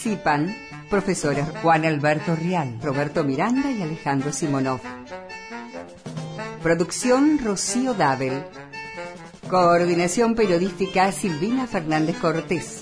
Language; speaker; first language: Spanish; native; Spanish